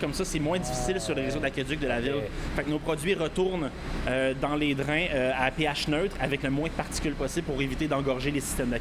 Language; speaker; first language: French; native; French